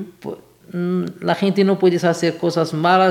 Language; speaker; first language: Spanish; non-native, learner; Arabic